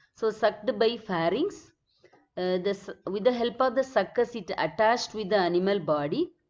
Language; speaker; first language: English; non-native, local second language; Tamil